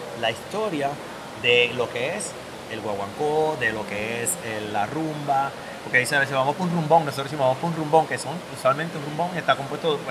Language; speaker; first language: Spanish; native; Spanish